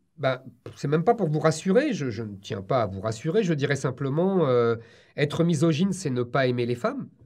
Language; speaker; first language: French; native; French